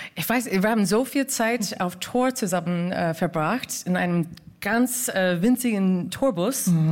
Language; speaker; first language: German; non-native, fluent; English